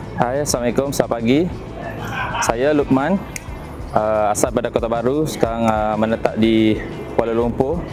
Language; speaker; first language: Malay; native; Malay